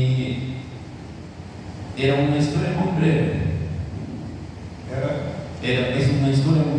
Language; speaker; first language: Spanish; non-native, fluent; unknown